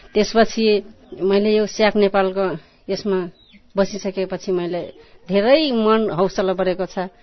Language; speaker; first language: Nepali; non-native, local second language; Dangaura Tharu